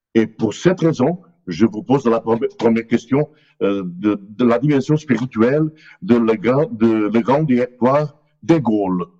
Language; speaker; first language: French; non-native, learner; Portuguese